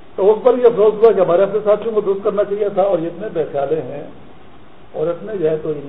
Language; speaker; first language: Urdu; non-native, local second language; Pashto